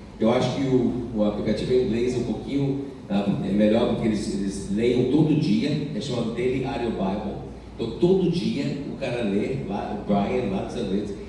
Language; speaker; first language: Portuguese; non-native, fluent; English